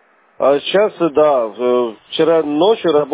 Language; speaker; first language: Russian; non-native, learner; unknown